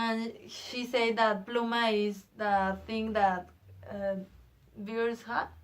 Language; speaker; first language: English; non-native, learner; Spanish